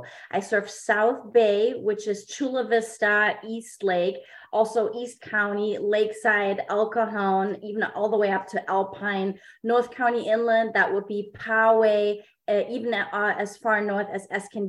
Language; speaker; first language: English; non-native, fluent; German